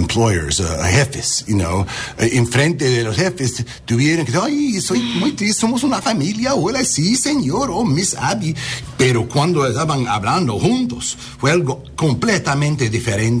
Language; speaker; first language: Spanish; early bilingual, heritage; Spanish